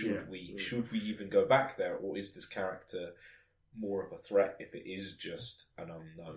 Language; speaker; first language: English; native; English